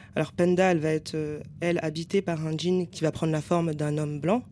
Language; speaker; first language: French; native; French